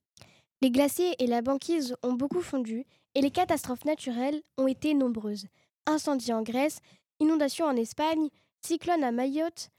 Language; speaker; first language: French; native; French